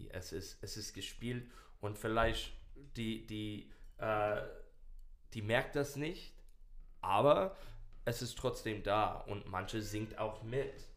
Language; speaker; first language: German; non-native, learner; English